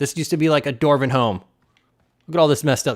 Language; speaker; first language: English; native; English